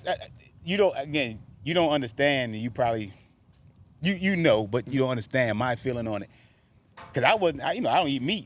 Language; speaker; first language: English; native; English